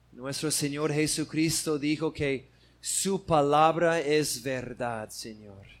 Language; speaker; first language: Spanish; non-native, fluent; English